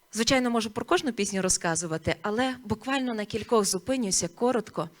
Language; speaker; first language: Ukrainian; native; Ukrainian